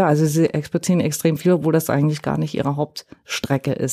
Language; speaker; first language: German; native; German